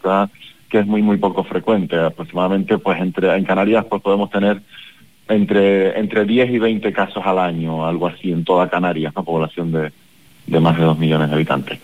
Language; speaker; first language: Spanish; native; Spanish